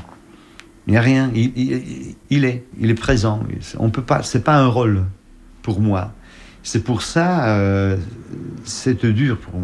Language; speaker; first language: French; non-native, fluent; Polish